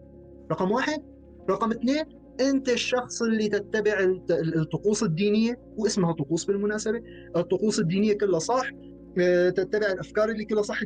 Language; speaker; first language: Arabic; native; Arabic